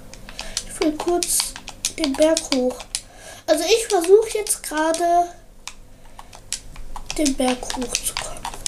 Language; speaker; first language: German; native; German